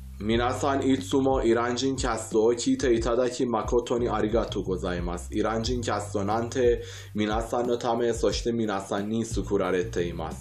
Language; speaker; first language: Japanese; non-native, fluent; Persian